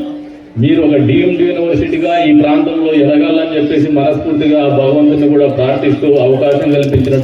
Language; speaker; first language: Telugu; native; Telugu